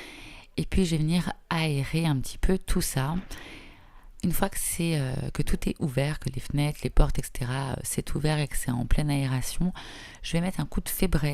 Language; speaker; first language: French; native; French